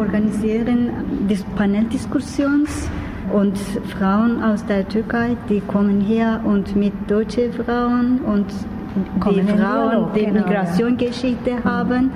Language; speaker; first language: German; non-native, learner; Turkish